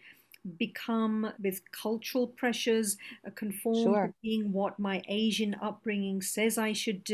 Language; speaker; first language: English; non-native, local second language; Gujarati